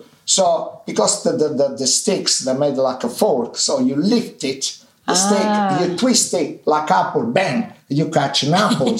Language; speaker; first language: English; non-native, fluent; Italian